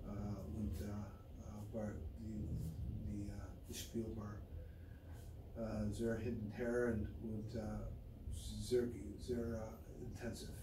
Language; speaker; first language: German; non-native, learner; English